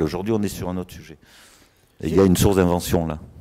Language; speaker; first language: French; native; French